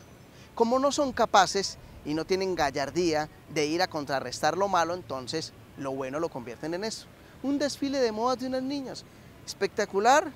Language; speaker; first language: Spanish; native; Spanish